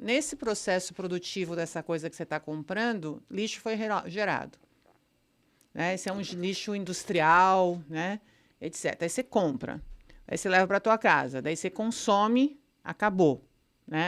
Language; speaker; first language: Portuguese; native; Portuguese